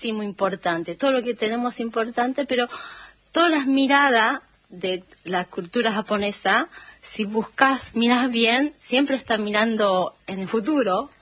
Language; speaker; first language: Spanish; non-native, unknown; Japanese